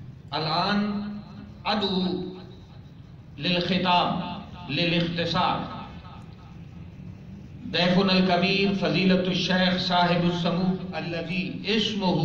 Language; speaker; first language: Arabic; non-native, learner; Urdu